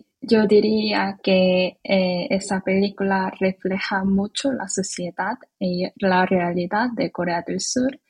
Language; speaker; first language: Spanish; non-native, fluent; Korean